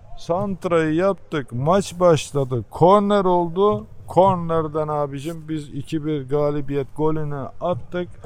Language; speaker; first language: Turkish; early bilingual, heritage; Turkish